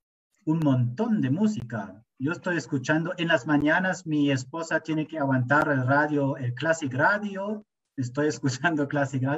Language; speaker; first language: Spanish; non-native, fluent; German